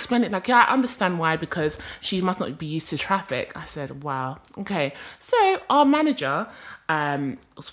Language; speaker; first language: English; non-native, local second language; Kinyarwanda